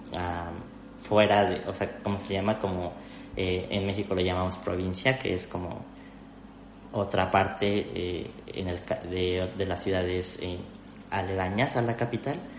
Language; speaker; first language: Spanish; native; Spanish